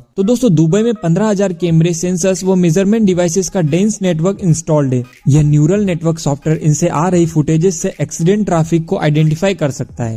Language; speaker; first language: Hindi; native; Hindi